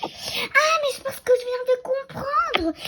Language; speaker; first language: French; native; French